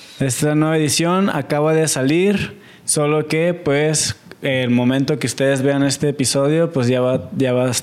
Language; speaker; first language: Spanish; native; Spanish